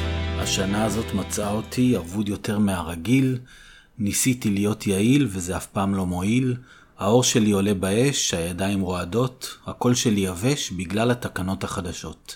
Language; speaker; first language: Hebrew; native; Hebrew